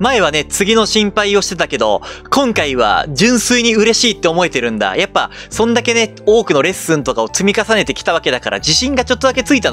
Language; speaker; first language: Japanese; native; Japanese